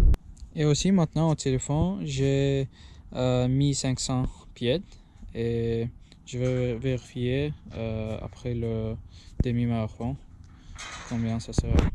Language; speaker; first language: French; non-native, learner; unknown